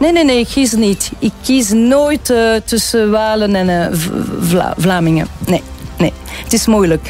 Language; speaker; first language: Dutch; non-native, local second language; French